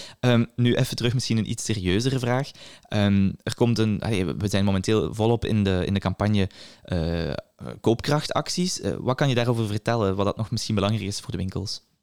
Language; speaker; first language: Dutch; native; Dutch